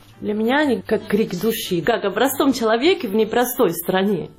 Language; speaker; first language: Russian; non-native, fluent; Catalan